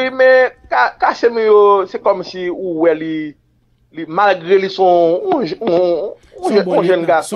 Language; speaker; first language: French; non-native, local second language; Haitian Creole